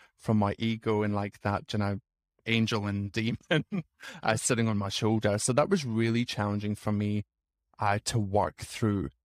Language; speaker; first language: English; native; English